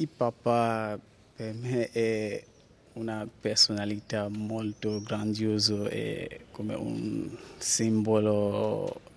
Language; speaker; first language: Italian; non-native, learner; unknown